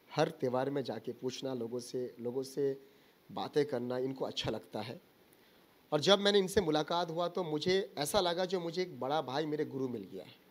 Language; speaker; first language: Hindi; non-native, local second language; Bangla